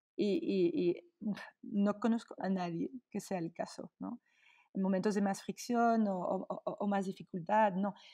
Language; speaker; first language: Spanish; non-native, fluent; French